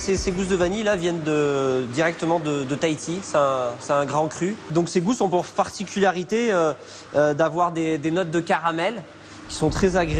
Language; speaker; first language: French; native; French